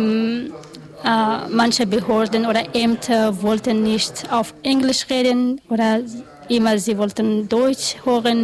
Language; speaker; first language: German; non-native, learner; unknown